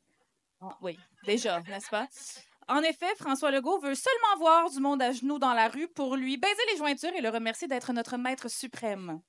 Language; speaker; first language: French; native; French